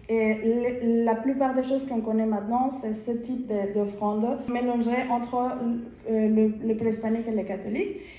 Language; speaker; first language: French; non-native, fluent; Spanish